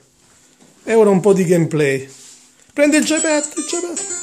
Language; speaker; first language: Italian; native; Italian